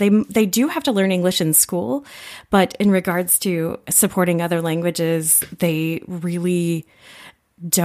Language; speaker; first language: English; native; English